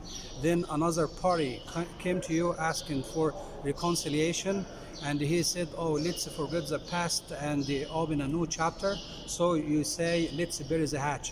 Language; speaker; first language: English; non-native, fluent; Arabic